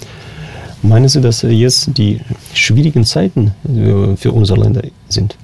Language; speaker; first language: German; non-native, fluent; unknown